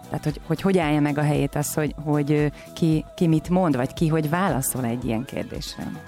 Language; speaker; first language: Hungarian; native; Hungarian